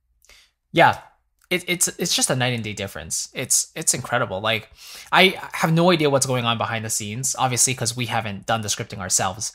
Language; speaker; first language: English; native; English